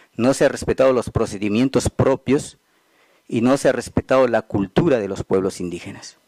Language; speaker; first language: Spanish; native; Spanish